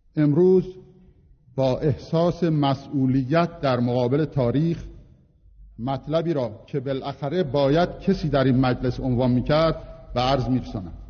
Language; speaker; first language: Persian; non-native, local second language; Azerbaijani